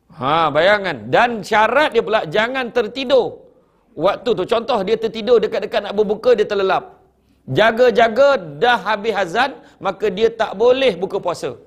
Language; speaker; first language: Malay; native; Malay